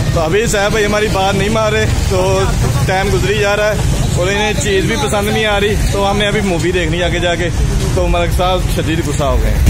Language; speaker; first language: Urdu; non-native, local second language; Punjabi